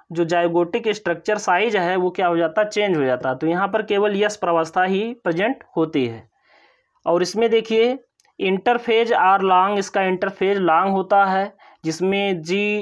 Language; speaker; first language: Hindi; native; Hindi